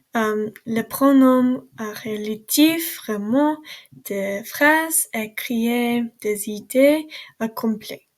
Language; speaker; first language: French; non-native, learner; English